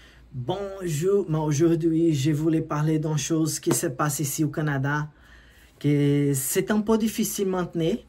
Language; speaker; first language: French; non-native, learner; Portuguese